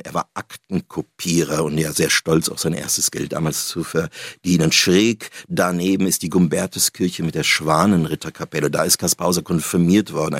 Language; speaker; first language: German; native; German